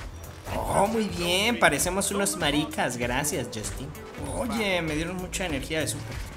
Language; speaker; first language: Spanish; native; Spanish